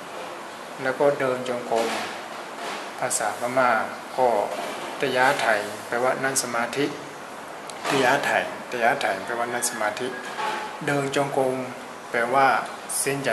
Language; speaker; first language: Thai; non-native, fluent; Burmese